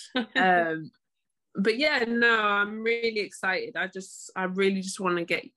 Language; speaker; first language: English; native; English